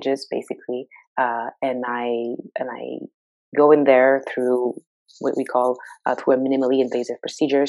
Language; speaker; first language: English; native; English